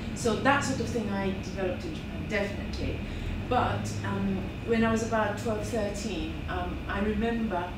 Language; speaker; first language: English; non-native, fluent; Japanese